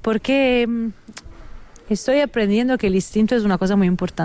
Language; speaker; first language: Spanish; non-native, fluent; Italian